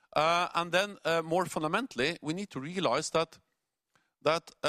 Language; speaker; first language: English; non-native, fluent; Norwegian